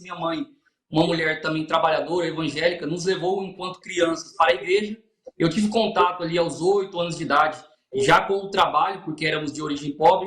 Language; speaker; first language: Portuguese; native; Portuguese